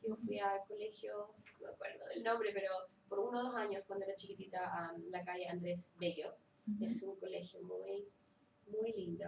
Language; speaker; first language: Spanish; early bilingual, heritage; Spanish